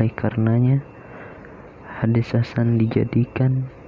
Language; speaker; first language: Indonesian; native; Indonesian